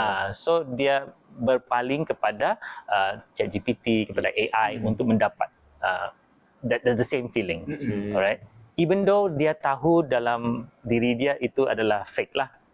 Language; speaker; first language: Malay; native; Malay